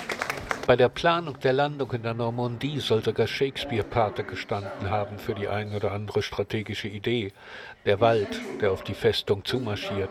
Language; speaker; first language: German; native; German